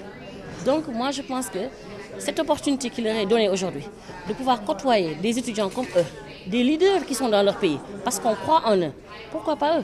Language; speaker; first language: French; non-native, local second language; Wolof